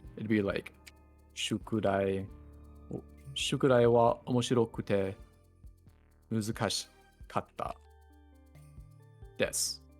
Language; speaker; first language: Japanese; non-native, learner; English